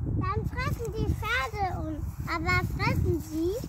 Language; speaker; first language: German; early bilingual, other home language; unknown